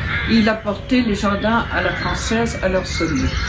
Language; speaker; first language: French; native; French